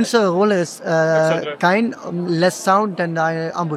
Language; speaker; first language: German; non-native, learner; Dutch